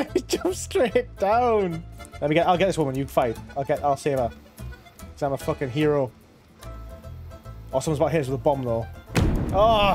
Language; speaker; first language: English; native; English